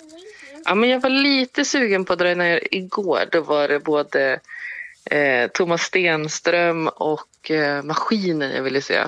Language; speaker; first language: Swedish; native; Swedish